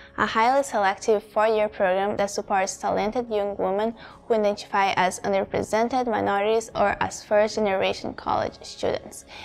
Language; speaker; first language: English; non-native, fluent; Portuguese